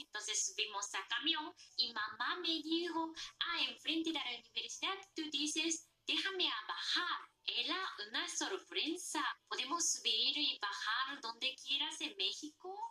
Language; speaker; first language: Spanish; non-native, fluent; Japanese